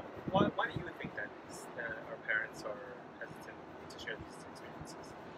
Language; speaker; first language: English; early bilingual, other home language; Spanish